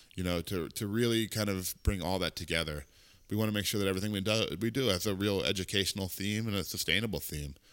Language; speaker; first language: English; native; English